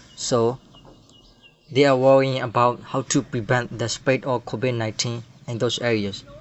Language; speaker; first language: English; non-native, learner; Burmese